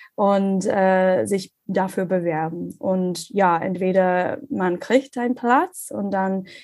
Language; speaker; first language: German; non-native, learner; English